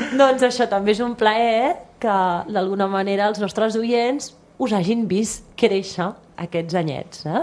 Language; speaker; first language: Catalan; native; Catalan